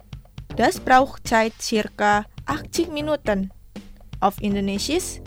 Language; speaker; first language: German; non-native, fluent; Indonesian